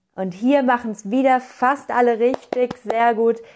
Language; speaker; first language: German; native; German